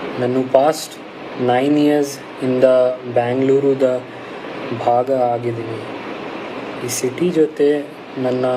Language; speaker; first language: Kannada; non-native, local second language; Hindi